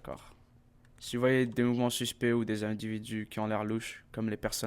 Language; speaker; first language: French; native; French